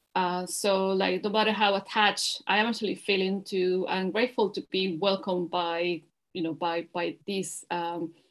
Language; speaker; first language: English; non-native, fluent; Spanish